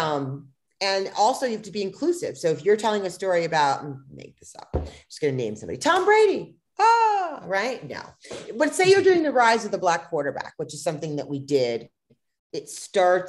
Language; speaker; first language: English; native; English